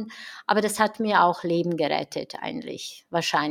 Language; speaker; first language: German; non-native, fluent; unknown